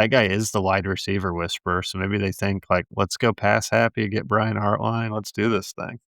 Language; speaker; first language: English; native; English